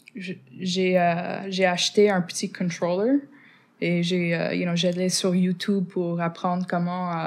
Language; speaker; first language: French; non-native, fluent; English